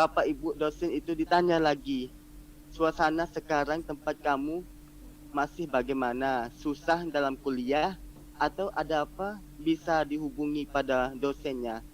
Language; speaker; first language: Indonesian; non-native, learner; Malay